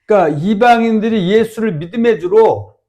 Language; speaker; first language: Korean; native; Korean